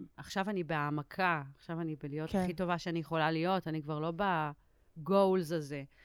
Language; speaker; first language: Hebrew; native; Hebrew